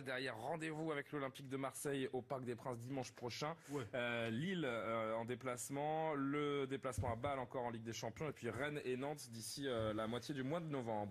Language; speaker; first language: French; native; French